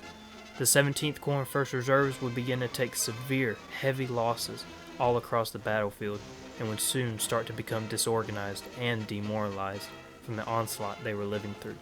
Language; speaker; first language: English; native; English